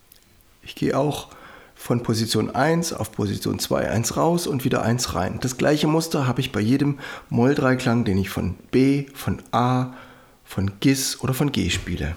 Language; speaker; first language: German; native; German